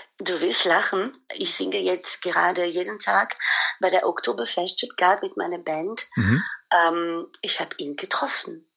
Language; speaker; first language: German; non-native, fluent; French